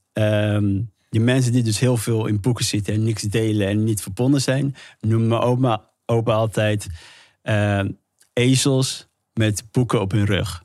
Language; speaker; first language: Dutch; early bilingual, other home language; Somali